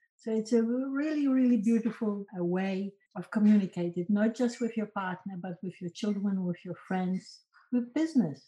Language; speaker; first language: English; non-native, fluent; Polish